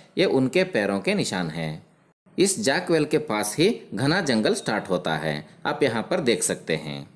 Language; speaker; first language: Hindi; non-native, local second language; Kannada